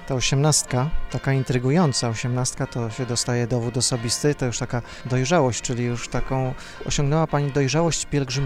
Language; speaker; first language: Polish; native; Polish